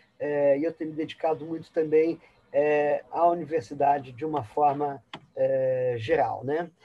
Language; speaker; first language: Portuguese; early bilingual, other home language; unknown